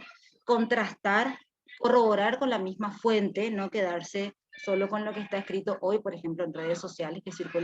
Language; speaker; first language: Spanish; native; Spanish